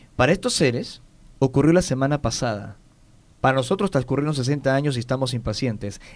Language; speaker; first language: Spanish; native; Spanish